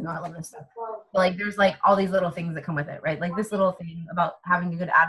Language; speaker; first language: English; native; English